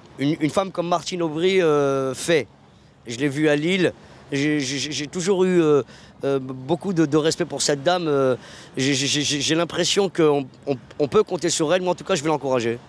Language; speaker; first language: French; early bilingual, other home language; Arabic